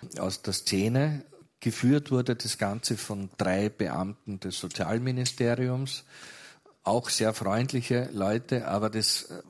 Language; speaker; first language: German; native; German